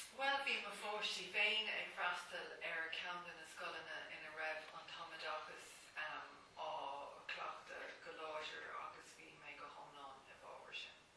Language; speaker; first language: Irish; non-native, local second language; English